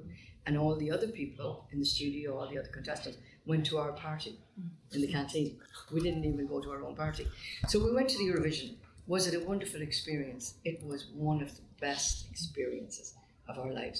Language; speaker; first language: English; native; English